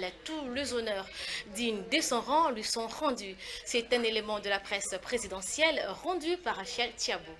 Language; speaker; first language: French; native; French